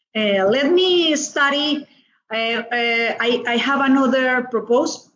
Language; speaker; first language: English; non-native, learner; Spanish